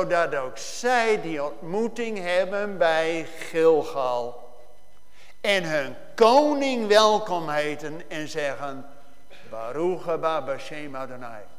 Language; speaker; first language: Dutch; native; Dutch